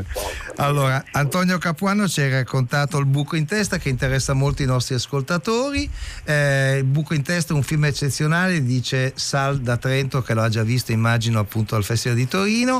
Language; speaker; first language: Italian; native; Italian